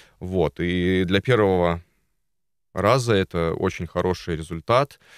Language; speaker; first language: Russian; native; Russian